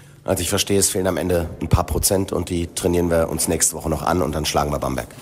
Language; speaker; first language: German; native; German